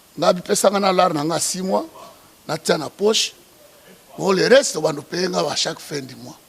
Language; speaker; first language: Lingala; native; Lingala